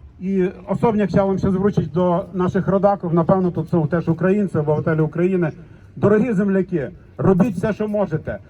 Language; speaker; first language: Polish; non-native, fluent; Ukrainian